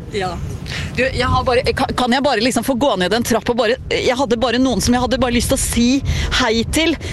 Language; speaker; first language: Norwegian; native; Norwegian